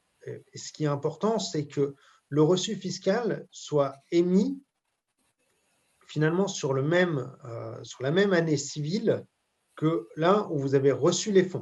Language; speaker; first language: French; native; French